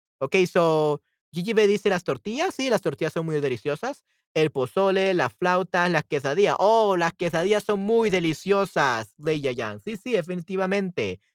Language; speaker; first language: Spanish; native; Spanish